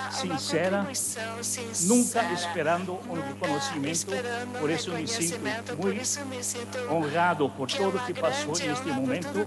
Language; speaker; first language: Portuguese; early bilingual, other home language; German